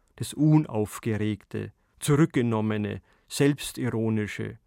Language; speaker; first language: German; native; German